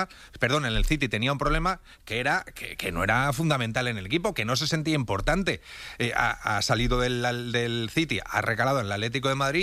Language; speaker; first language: Spanish; native; Spanish